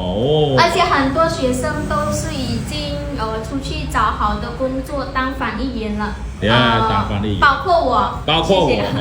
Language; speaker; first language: Chinese; non-native, local second language; Khmer